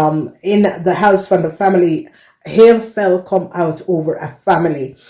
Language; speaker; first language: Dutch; non-native, learner; English